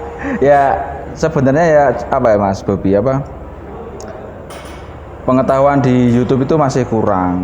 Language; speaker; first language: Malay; non-native, local second language; Javanese